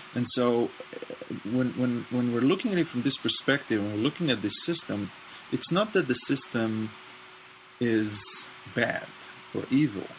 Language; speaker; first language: English; non-native, fluent; Hebrew